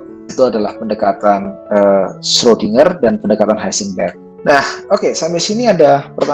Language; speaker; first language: Indonesian; native; Indonesian